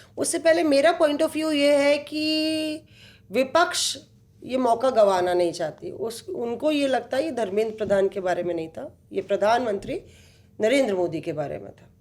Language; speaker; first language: Hindi; native; Hindi